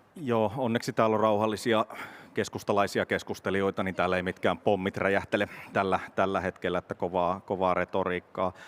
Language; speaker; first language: Finnish; native; Finnish